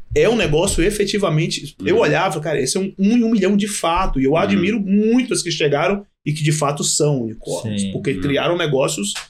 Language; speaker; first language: Portuguese; native; Portuguese